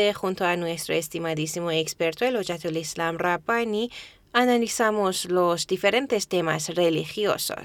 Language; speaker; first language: Spanish; non-native, fluent; Persian